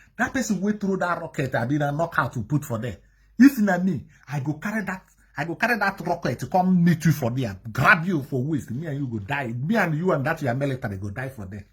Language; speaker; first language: Nigerian Pidgin; native; Nigerian Pidgin